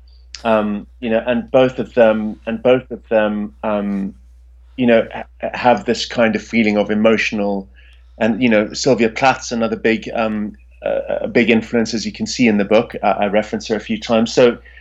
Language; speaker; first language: English; native; English